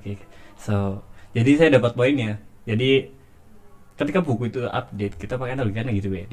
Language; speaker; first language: Indonesian; native; Indonesian